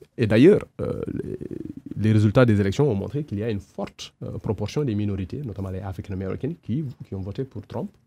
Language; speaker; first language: French; non-native, local second language; Wolof